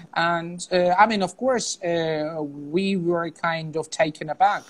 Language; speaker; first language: English; non-native, fluent; Azerbaijani